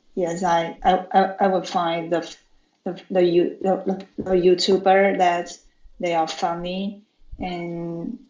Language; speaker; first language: English; non-native, learner; Chinese